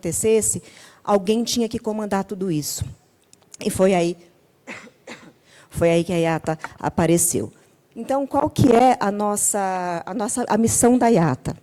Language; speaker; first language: Portuguese; native; Portuguese